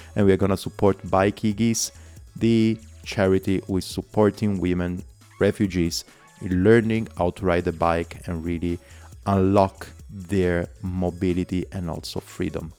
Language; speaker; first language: English; non-native, fluent; Italian